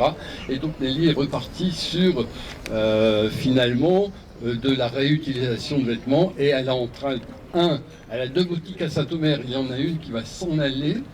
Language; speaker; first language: French; native; French